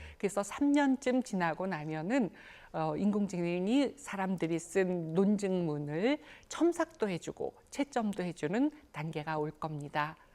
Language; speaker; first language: Korean; native; Korean